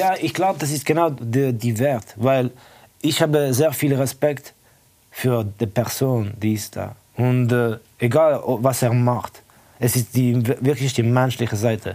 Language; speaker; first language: German; non-native, fluent; Estonian